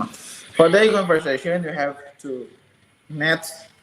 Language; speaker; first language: English; non-native, learner; Indonesian